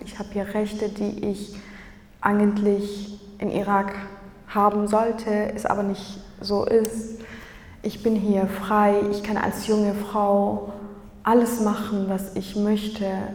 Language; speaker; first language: German; early bilingual, other home language; Kurdish